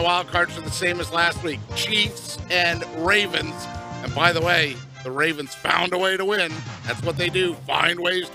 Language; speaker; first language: English; native; English